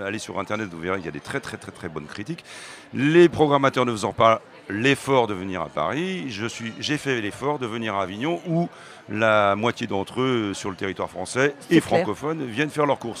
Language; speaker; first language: French; native; French